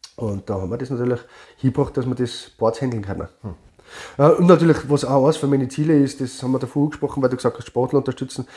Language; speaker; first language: German; native; German